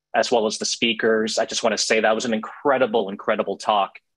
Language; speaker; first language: English; native; English